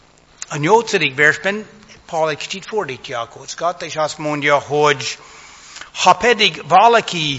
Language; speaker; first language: Hungarian; non-native, fluent; English